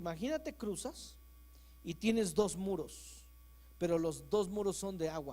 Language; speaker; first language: Spanish; native; Spanish